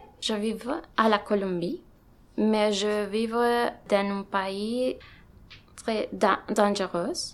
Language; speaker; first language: French; non-native, learner; Spanish